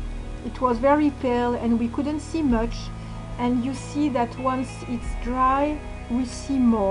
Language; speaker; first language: English; non-native, fluent; French